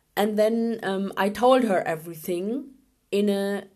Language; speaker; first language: English; non-native, fluent; Urdu